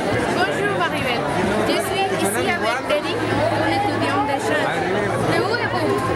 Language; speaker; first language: French; non-native, learner; Spanish